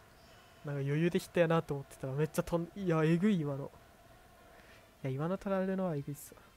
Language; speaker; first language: Japanese; native; Japanese